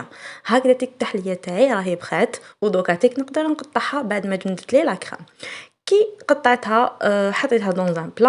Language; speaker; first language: Arabic; native; Arabic